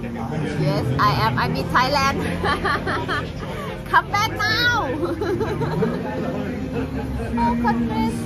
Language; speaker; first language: English; non-native, learner; Thai